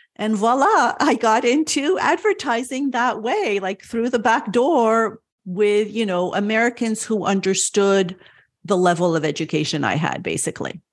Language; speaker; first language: English; early bilingual, other home language; French